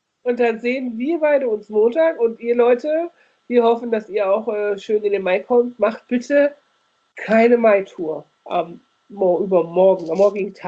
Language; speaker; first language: German; native; German